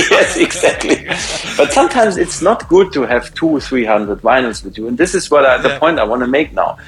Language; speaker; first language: English; non-native, fluent; German